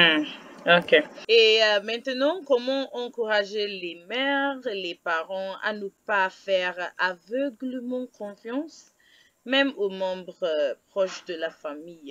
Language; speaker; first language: French; non-native, fluent; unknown